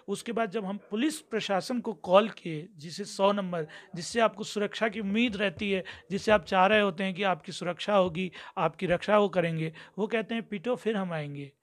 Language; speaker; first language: Hindi; native; Hindi